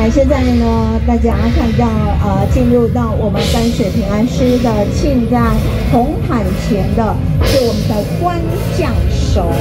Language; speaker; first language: Chinese; native; Chinese